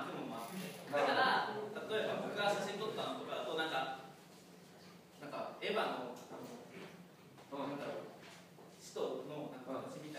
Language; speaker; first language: Japanese; native; Japanese